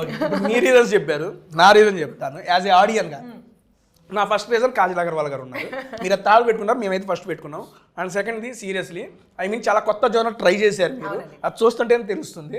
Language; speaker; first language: Telugu; native; Telugu